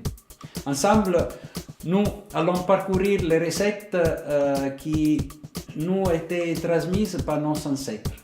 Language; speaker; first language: French; non-native, fluent; Italian